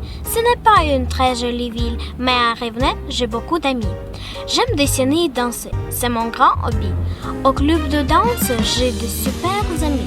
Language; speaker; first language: French; non-native, learner; Ukrainian